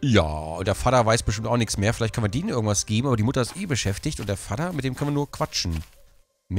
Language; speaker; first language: German; native; German